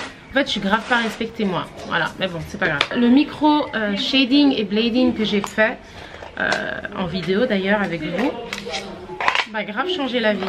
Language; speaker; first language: French; native; French